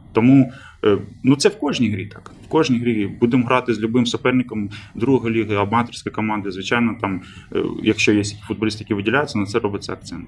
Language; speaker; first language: Ukrainian; native; Ukrainian